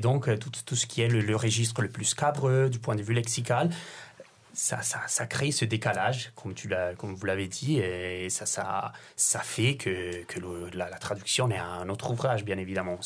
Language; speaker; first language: French; non-native, fluent; Italian